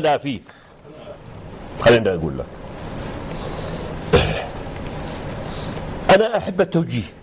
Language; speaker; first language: Arabic; native; Arabic